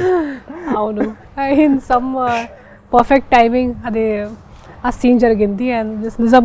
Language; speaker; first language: Telugu; non-native, fluent; Hindi